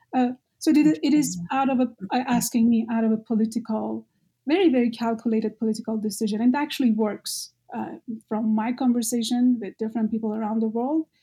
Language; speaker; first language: English; non-native, fluent; Persian